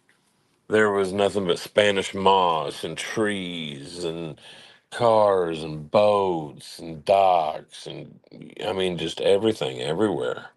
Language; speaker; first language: English; native; English